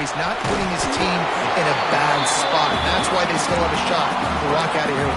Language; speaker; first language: English; native; English